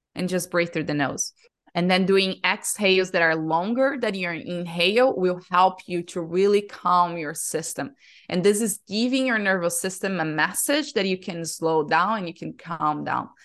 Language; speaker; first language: English; non-native, fluent; Portuguese